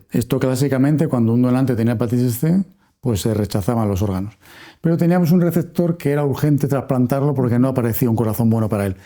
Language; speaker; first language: Spanish; native; Spanish